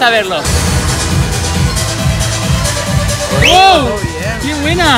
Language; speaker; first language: Spanish; native; Spanish